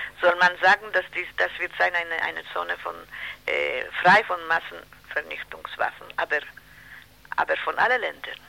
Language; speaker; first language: German; non-native, learner; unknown